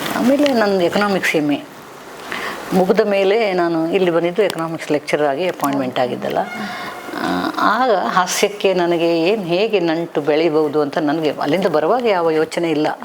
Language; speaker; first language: Kannada; native; Kannada